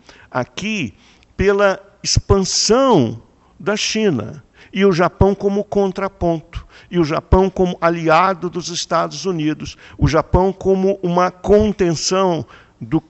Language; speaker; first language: Portuguese; native; Portuguese